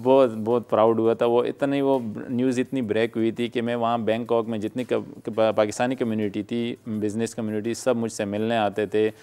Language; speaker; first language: Urdu; non-native, local second language; Pashto